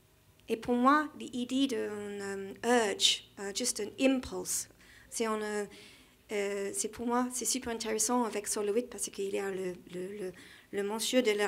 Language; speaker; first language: French; non-native, learner; English